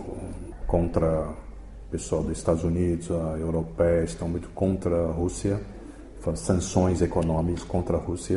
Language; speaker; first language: Portuguese; early bilingual, other home language; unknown